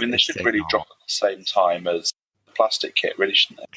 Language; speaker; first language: English; native; English